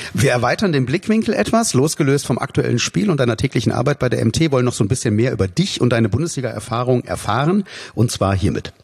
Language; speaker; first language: German; native; German